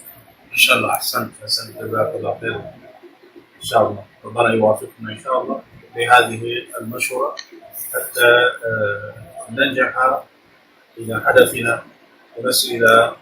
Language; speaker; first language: Arabic; non-native, fluent; Urdu